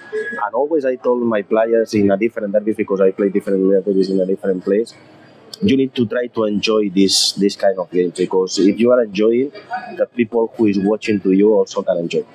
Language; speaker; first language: English; non-native, fluent; Spanish